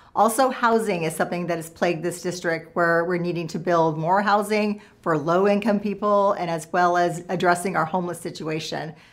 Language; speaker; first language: English; native; English